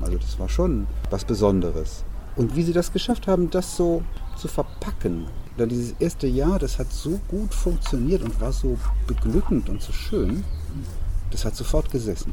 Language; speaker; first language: German; native; German